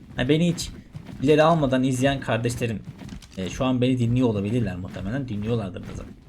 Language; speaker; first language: Turkish; native; Turkish